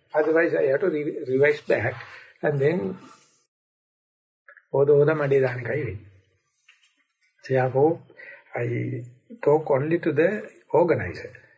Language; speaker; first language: English; non-native, local second language; Sinhala